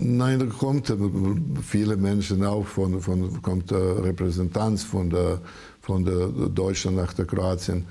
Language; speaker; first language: German; non-native, learner; Croatian